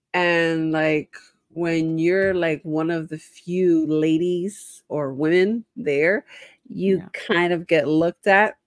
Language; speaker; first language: English; early bilingual, other home language; Spanish